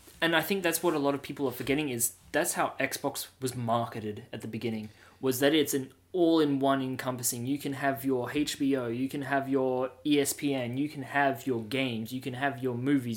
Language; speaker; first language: English; native; English